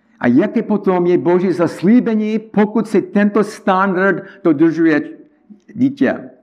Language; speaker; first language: Czech; non-native, learner; English